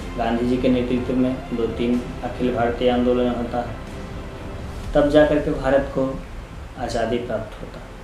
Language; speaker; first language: Hindi; native; Hindi